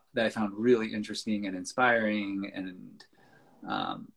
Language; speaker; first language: English; native; English